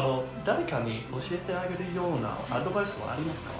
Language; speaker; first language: Japanese; non-native, fluent; English